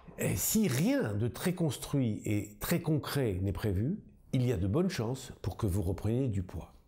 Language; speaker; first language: French; native; French